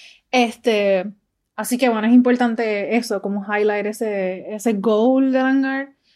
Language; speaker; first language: Spanish; early bilingual, heritage; Spanish